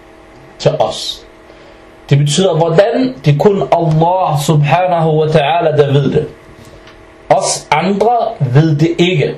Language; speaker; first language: Danish; early bilingual, other home language; Arabic